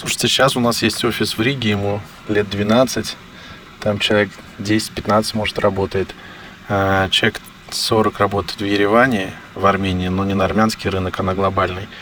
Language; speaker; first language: Russian; native; Russian